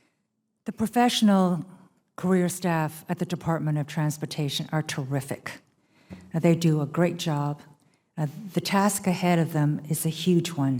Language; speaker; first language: English; early bilingual, other home language; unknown